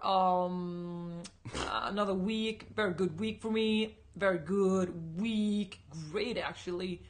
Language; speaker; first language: English; non-native, fluent; Swedish